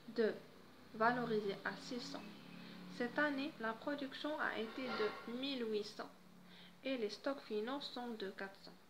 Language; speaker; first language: French; non-native, local second language; Arabic